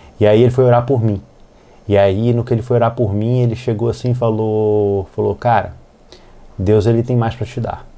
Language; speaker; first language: Portuguese; native; Portuguese